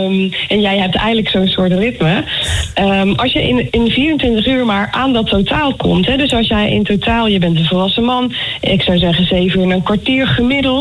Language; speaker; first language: Dutch; native; Dutch